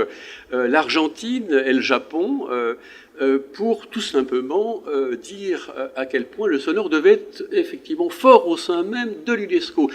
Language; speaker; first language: French; native; French